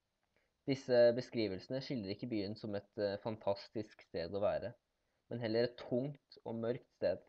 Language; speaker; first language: Norwegian; native; Norwegian